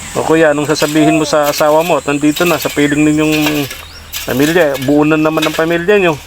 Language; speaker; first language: Filipino; native; Filipino